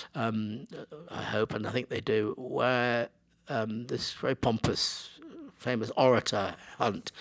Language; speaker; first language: English; native; English